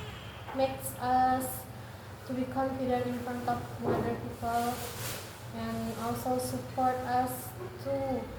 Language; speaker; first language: English; non-native, learner; Indonesian